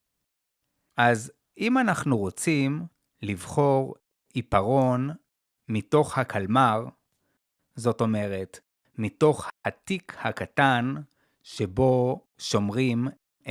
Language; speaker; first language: Hebrew; native; Hebrew